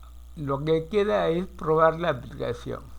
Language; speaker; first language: Spanish; native; Spanish